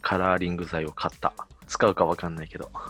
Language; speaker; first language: Japanese; native; Japanese